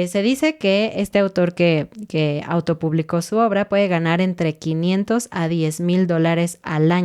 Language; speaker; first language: Spanish; native; Spanish